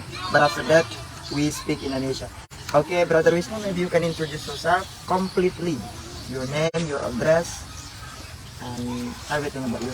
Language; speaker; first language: English; non-native, fluent; Indonesian